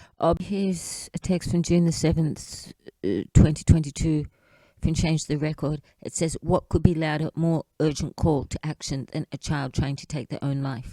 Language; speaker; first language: English; native; English